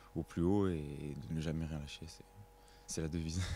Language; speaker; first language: French; native; French